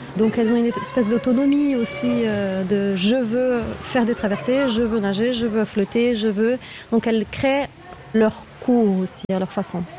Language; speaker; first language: French; non-native, fluent; Portuguese